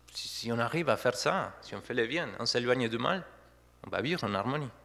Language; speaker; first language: French; non-native, fluent; Spanish